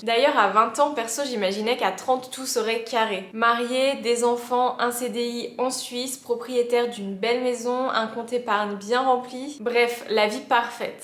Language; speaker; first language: French; native; French